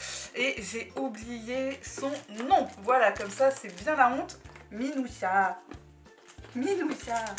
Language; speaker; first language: French; native; French